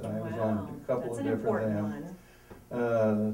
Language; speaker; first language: English; native; English